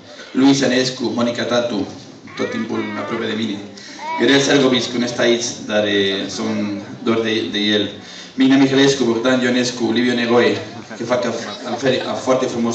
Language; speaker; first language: Romanian; non-native, learner; Spanish